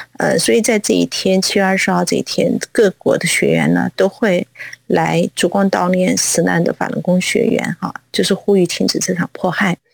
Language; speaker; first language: Chinese; non-native, local second language; Cantonese